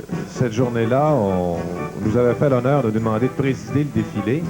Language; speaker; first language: French; native; French